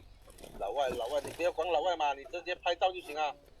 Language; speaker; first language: Chinese; native; Chinese